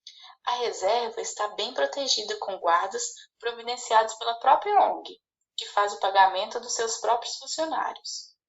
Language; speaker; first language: Portuguese; native; Portuguese